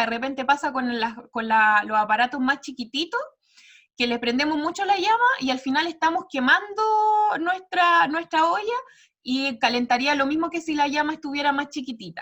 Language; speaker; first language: Spanish; native; Spanish